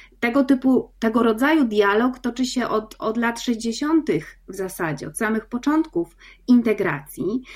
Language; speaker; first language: Polish; native; Polish